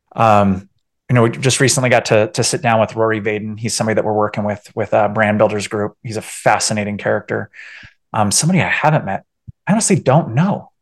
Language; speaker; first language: English; native; English